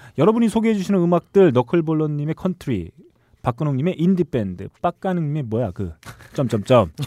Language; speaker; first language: Korean; native; Korean